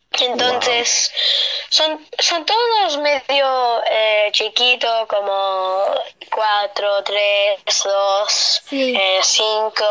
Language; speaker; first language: Spanish; early bilingual, heritage; Spanish